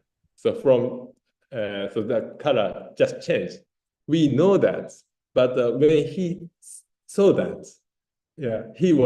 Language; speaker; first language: English; non-native, fluent; Japanese